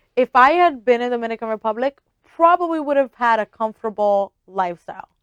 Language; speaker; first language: English; early bilingual, other home language; Spanish